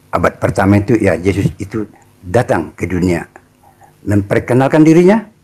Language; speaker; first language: Indonesian; native; Indonesian